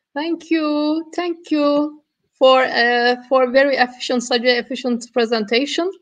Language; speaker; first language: English; non-native, fluent; Turkish